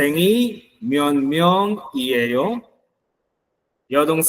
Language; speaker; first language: Korean; non-native, fluent; Filipino